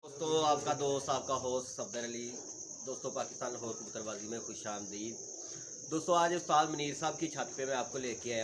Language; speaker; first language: Hindi; non-native, local second language; Punjabi